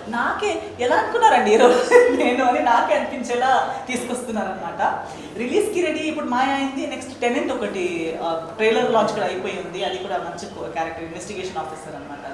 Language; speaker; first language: Telugu; non-native, fluent; Konkani